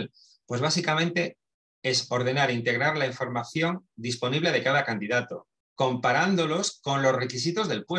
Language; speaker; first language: Spanish; native; Spanish